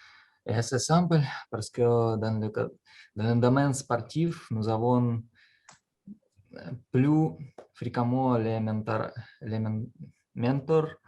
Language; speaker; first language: French; non-native, learner; Russian